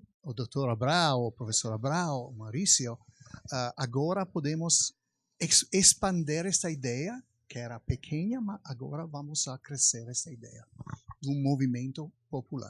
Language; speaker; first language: Portuguese; non-native, fluent; Italian